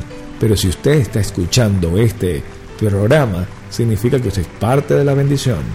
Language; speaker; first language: Spanish; native; Spanish